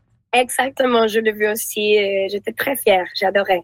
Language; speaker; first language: French; non-native, learner; Spanish